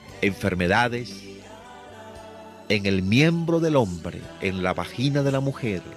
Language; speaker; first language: Spanish; native; Spanish